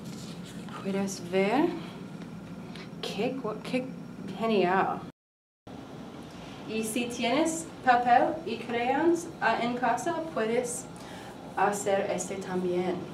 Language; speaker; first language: Spanish; non-native, learner; English